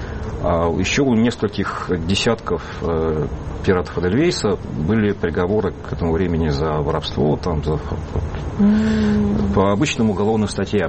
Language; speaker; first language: Russian; native; Russian